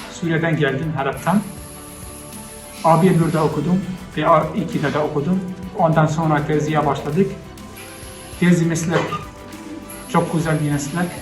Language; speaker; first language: Turkish; non-native, learner; Arabic